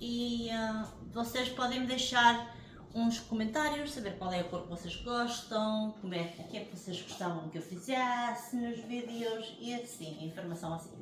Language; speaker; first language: Portuguese; early bilingual, heritage; English